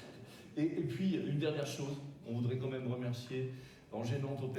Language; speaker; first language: French; native; French